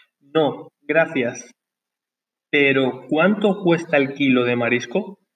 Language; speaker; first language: Spanish; non-native, learner; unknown